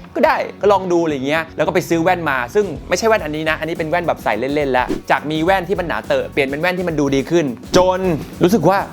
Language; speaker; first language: Thai; native; Thai